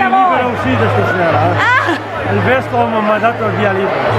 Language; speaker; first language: Italian; native; Italian